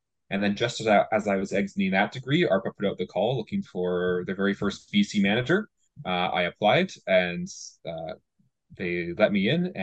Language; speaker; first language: English; native; English